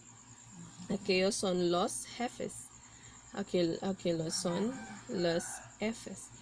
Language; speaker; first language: Spanish; non-native, learner; Cebuano